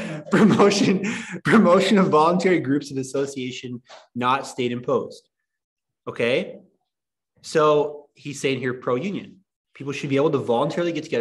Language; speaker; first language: English; native; English